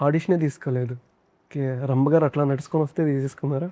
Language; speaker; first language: Telugu; native; Telugu